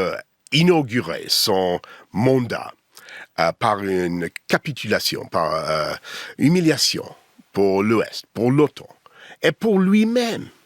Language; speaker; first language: French; non-native, learner; English